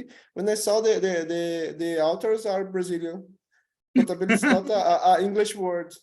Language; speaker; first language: English; non-native, learner; Portuguese